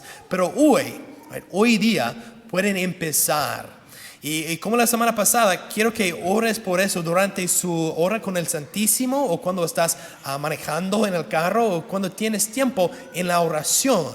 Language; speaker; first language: Spanish; non-native, fluent; English